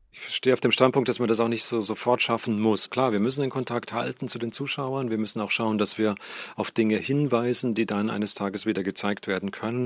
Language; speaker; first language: German; native; German